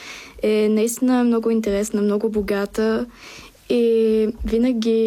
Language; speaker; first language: Bulgarian; early bilingual, heritage; Bulgarian